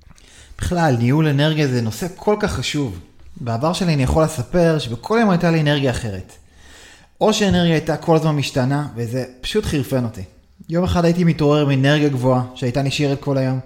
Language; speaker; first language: Hebrew; native; Hebrew